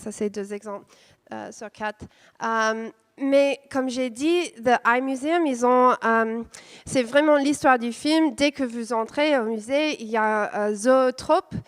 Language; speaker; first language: French; non-native, fluent; English